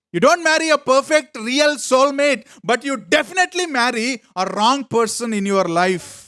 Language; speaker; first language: English; non-native, local second language; Telugu